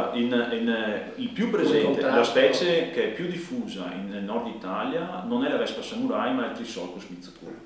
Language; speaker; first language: Italian; native; Italian